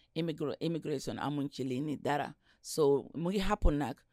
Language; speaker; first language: English; non-native, local second language; Wolof